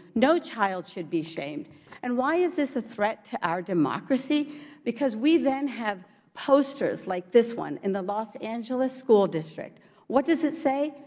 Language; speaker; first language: English; early bilingual, other home language; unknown